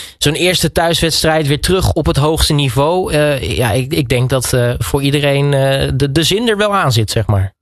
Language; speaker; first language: Dutch; native; Dutch